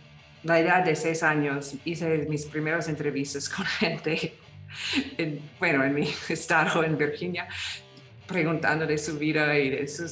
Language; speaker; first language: Spanish; non-native, fluent; English